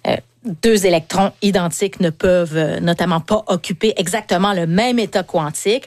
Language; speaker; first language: French; native; French